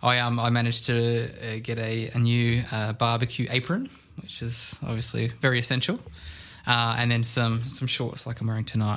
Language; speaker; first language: English; native; English